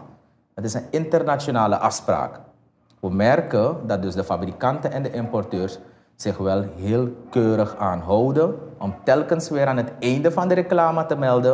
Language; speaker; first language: Dutch; native; Dutch